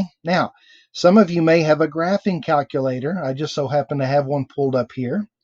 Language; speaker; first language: English; native; English